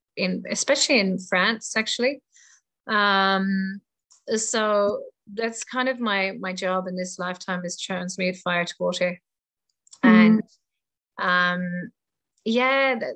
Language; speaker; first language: English; native; English